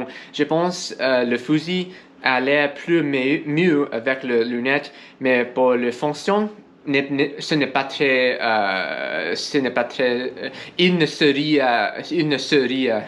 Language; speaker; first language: French; non-native, learner; English